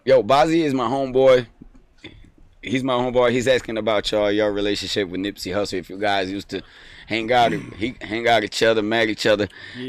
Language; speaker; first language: English; non-native, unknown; Portuguese